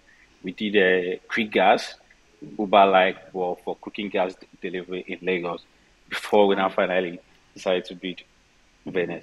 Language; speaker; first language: English; non-native, local second language; Yoruba